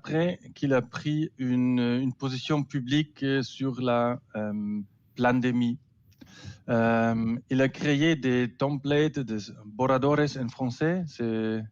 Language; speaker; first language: French; non-native, learner; German